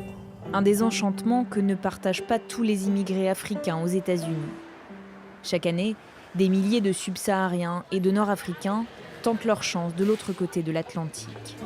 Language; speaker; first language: French; native; French